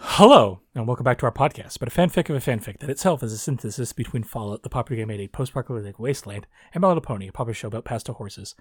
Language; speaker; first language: English; native; English